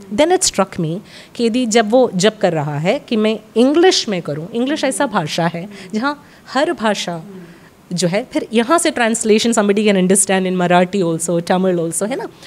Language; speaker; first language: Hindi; non-native, local second language; Malayalam